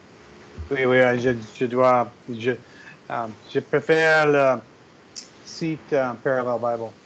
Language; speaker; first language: French; non-native, learner; English